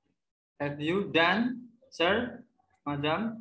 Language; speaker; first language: English; non-native, learner; Indonesian